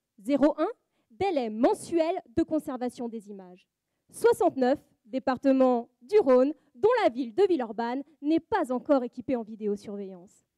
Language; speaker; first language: French; native; French